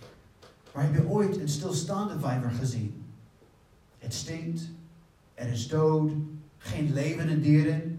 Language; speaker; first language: Dutch; non-native, fluent; English